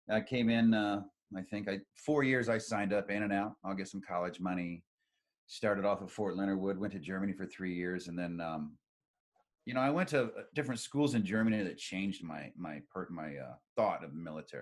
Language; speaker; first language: English; native; English